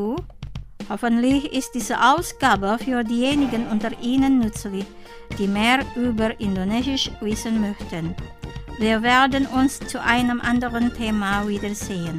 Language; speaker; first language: German; non-native, fluent; Indonesian